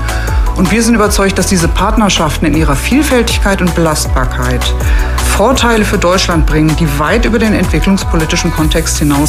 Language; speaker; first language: German; native; German